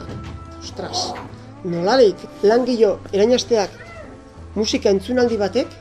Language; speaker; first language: Basque; native; Basque